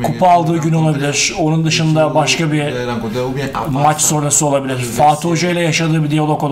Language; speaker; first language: Turkish; native; Turkish